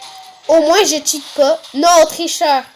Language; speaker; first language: French; native; French